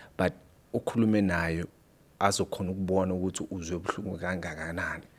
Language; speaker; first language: Zulu; non-native, local second language; Tsonga